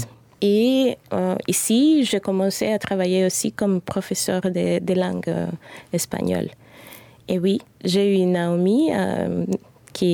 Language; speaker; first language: French; non-native, fluent; Spanish